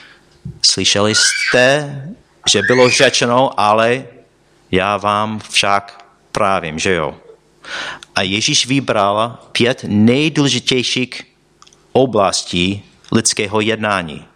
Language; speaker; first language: Czech; non-native, fluent; English